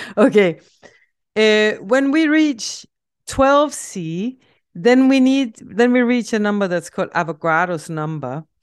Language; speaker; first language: English; non-native, fluent; Danish